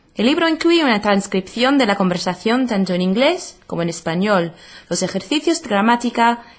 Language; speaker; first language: Spanish; non-native, fluent; English